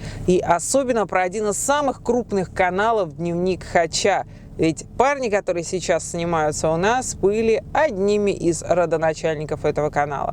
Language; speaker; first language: Russian; native; Russian